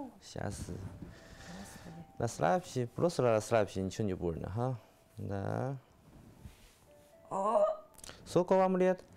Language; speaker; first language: Russian; non-native, learner; Chinese